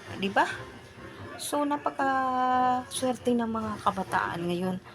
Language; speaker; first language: Filipino; non-native, local second language; Cebuano